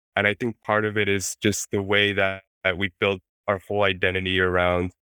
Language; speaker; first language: English; non-native, fluent; Spanish